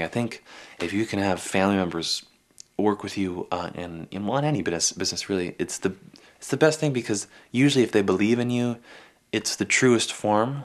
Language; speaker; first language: English; native; English